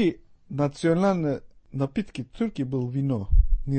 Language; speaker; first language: Russian; non-native, learner; Turkish